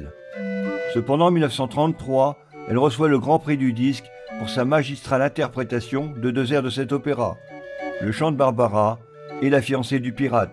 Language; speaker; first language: French; native; French